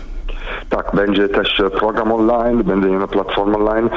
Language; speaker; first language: Polish; non-native, learner; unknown